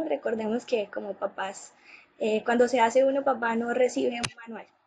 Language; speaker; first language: Spanish; native; Spanish